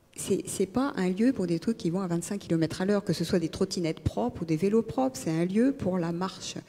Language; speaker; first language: French; native; French